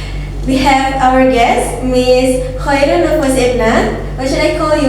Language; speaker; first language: English; non-native, learner; Indonesian